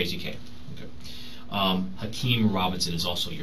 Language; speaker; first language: English; native; English